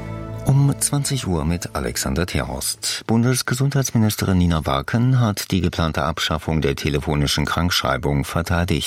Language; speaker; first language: German; native; German